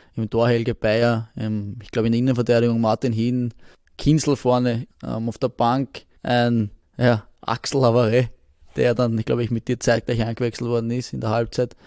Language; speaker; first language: German; native; German